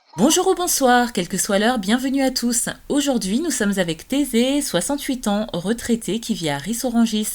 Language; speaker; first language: French; native; French